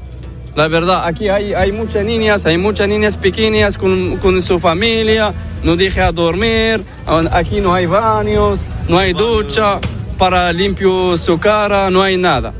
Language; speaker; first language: Spanish; non-native, learner; Arabic